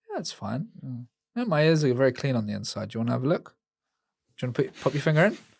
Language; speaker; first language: English; native; English